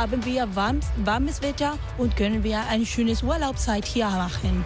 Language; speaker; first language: German; non-native, learner; Spanish